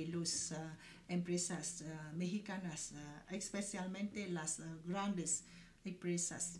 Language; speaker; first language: Spanish; non-native, fluent; Vietnamese